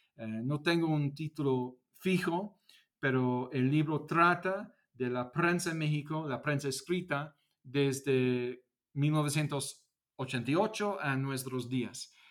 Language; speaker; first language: Spanish; non-native, fluent; English